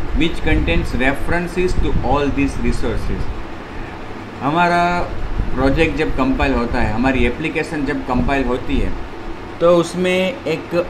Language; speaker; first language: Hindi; non-native, local second language; Gujarati